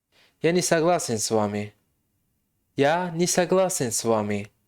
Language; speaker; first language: Russian; non-native, local second language; Tajik